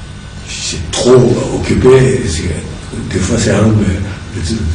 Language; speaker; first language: French; non-native, learner; Japanese